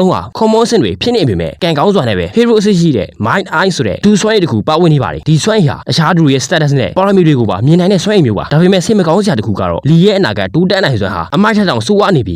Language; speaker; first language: Burmese; native; Burmese